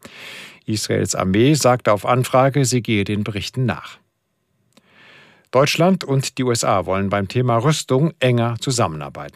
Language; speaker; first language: German; native; German